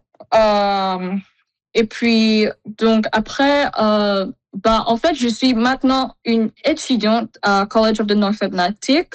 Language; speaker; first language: French; non-native, fluent; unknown